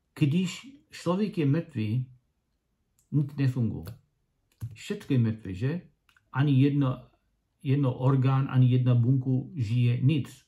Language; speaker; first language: Czech; non-native, learner; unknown